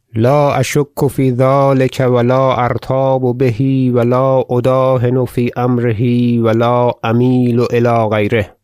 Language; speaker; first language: Arabic; non-native, fluent; Persian